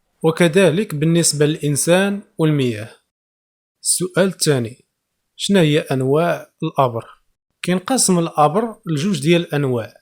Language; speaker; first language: Arabic; native; Arabic